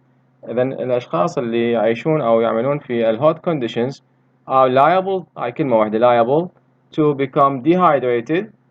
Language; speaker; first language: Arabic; native; Arabic